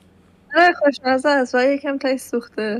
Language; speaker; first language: Persian; native; Persian